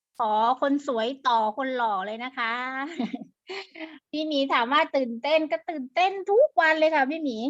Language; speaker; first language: Thai; native; Thai